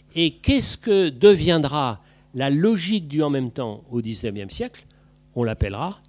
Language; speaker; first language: French; native; French